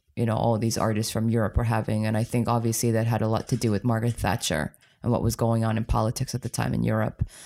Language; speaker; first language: English; native; English